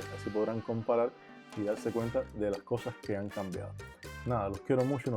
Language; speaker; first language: Spanish; native; Spanish